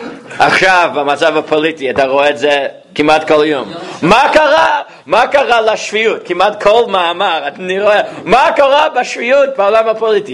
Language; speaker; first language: Hebrew; non-native, fluent; English